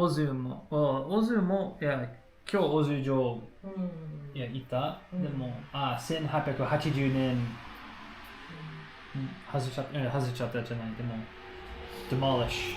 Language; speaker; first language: Japanese; non-native, learner; English